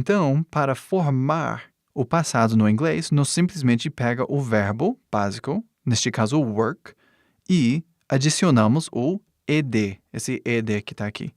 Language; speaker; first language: Portuguese; non-native, fluent; English